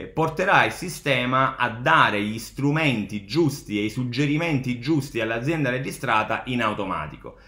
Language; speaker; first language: Italian; native; Italian